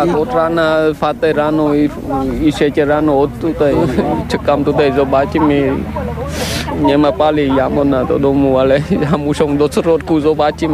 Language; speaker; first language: Polish; non-native, learner; Vietnamese